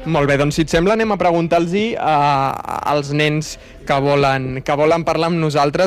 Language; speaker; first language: Catalan; native; Catalan